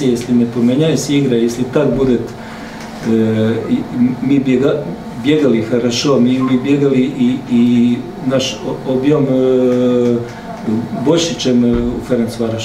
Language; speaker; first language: Russian; non-native, learner; Serbian